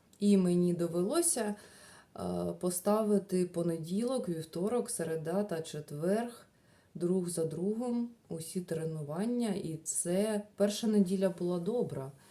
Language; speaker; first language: Ukrainian; non-native, local second language; Russian